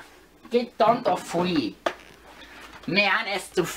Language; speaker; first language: Spanish; non-native, learner; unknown